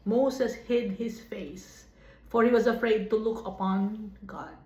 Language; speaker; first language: English; non-native, local second language; Filipino